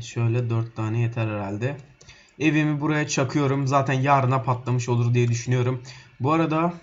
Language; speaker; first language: Turkish; native; Turkish